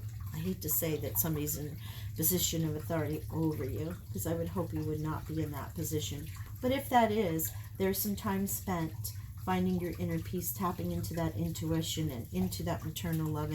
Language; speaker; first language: English; native; English